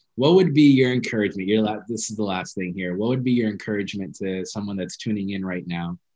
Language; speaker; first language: English; early bilingual, other home language; Amharic